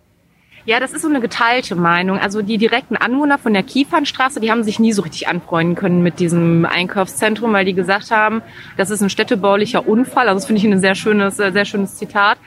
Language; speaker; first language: German; native; German